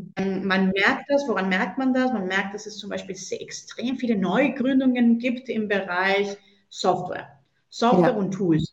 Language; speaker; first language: German; non-native, fluent; Spanish